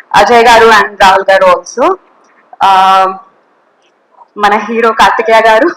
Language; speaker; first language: Telugu; non-native, learner; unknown